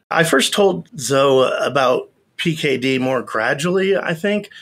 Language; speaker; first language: English; native; English